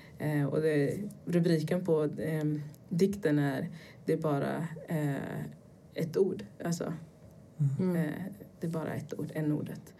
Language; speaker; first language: Swedish; early bilingual, other home language; Portuguese